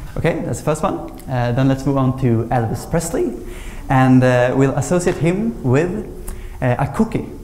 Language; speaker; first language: English; non-native, fluent; Swedish